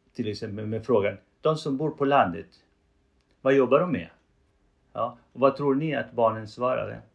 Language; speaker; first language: Swedish; non-native, fluent; Spanish